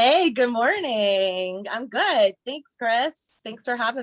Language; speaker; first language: English; native; English